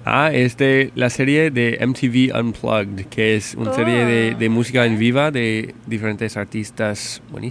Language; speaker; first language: Spanish; non-native, learner; English